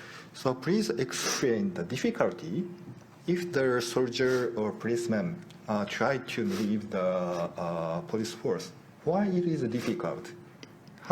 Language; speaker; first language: English; non-native, learner; Japanese